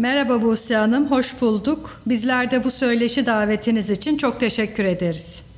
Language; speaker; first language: Turkish; native; Turkish